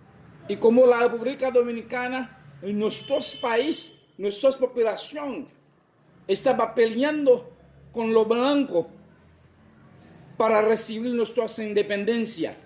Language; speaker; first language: Spanish; non-native, local second language; Haitian Creole